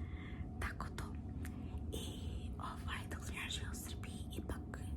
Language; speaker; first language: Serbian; early bilingual, heritage; Serbian